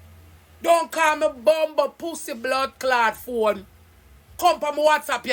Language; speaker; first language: English; non-native, local second language; Jamaican Creole English